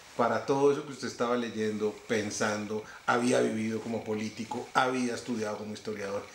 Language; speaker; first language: Spanish; native; Spanish